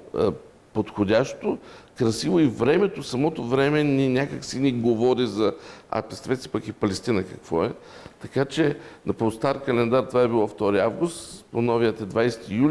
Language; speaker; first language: Bulgarian; native; Bulgarian